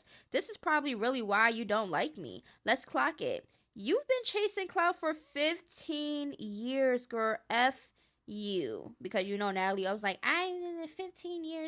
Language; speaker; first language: English; native; English